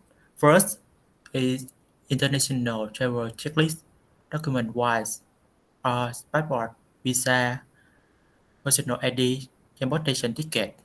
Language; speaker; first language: English; non-native, learner; Vietnamese